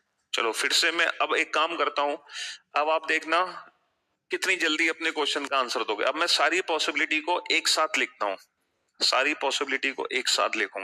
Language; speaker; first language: Hindi; native; Hindi